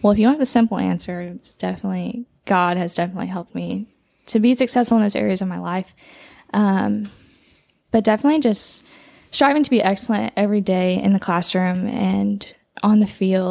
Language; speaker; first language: English; native; English